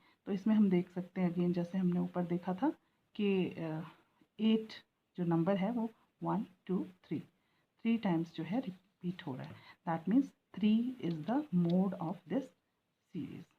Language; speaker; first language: Hindi; native; Hindi